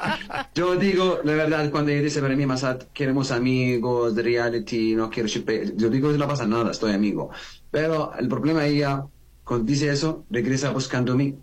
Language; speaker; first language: Spanish; non-native, learner; Arabic